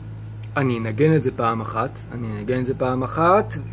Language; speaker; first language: Hebrew; native; Hebrew